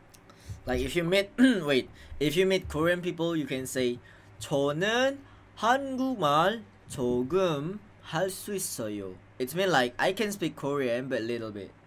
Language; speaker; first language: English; non-native, fluent; Indonesian